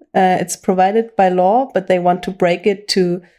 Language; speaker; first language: English; non-native, fluent; German